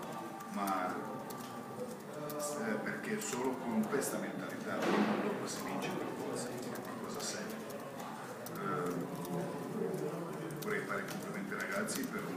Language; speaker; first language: Italian; non-native, fluent; Croatian